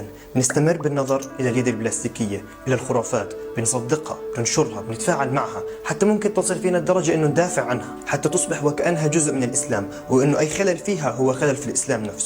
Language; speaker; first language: Arabic; native; Arabic